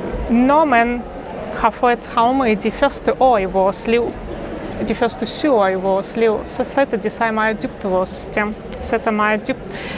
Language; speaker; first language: Danish; non-native, fluent; Russian